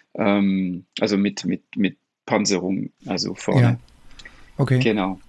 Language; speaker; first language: German; non-native, fluent; French